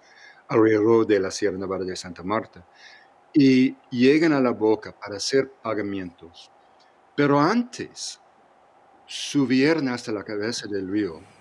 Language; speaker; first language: Spanish; non-native, fluent; English